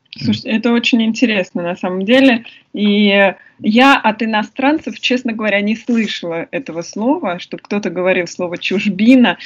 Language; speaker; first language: Russian; native; Russian